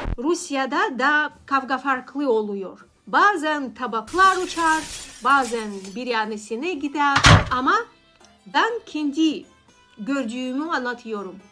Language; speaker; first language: Turkish; non-native, learner; Russian